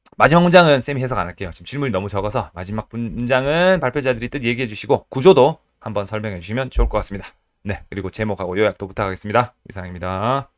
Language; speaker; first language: Korean; native; Korean